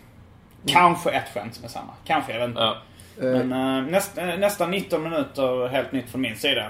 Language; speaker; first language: Swedish; native; Swedish